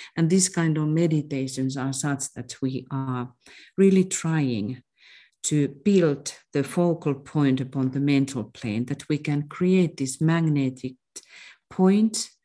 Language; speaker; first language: English; non-native, fluent; Finnish